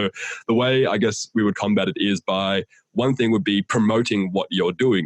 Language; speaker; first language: English; native; English